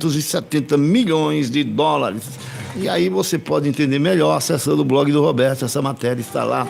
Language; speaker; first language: Portuguese; native; Portuguese